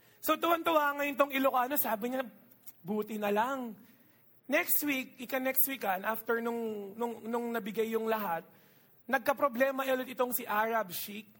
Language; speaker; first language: Filipino; non-native, local second language; Iloko